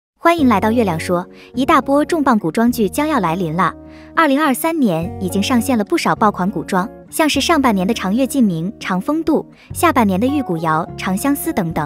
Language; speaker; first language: Chinese; native; Chinese